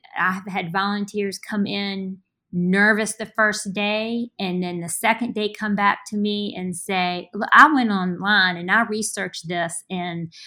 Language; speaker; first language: English; native; English